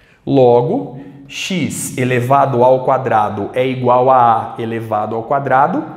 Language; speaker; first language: Portuguese; native; Portuguese